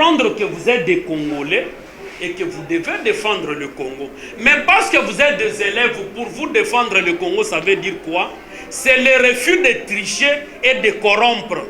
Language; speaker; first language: French; non-native, local second language; Lingala